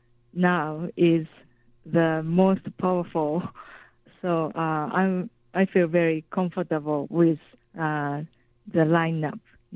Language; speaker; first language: English; non-native, fluent; Japanese